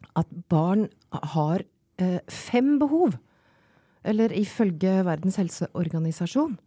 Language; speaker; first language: Norwegian; native; Norwegian